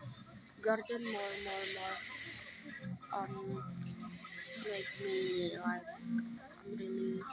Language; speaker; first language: English; non-native, learner; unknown